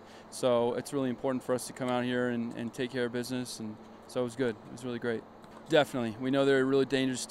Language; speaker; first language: English; native; English